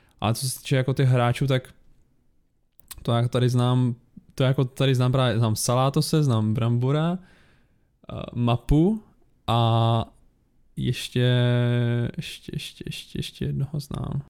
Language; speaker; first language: Czech; native; Czech